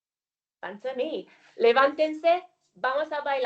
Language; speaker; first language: Spanish; non-native, fluent; Welsh